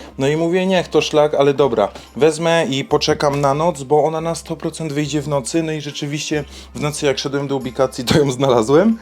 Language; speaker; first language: Polish; native; Polish